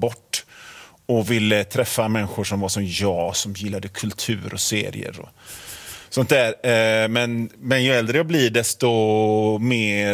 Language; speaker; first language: Swedish; native; Swedish